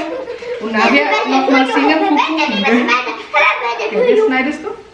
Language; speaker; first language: German; non-native, learner; Indonesian